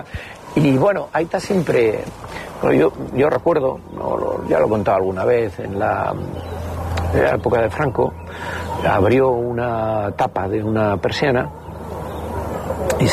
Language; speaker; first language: Spanish; native; Spanish